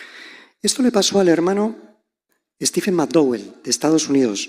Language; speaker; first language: Spanish; native; Spanish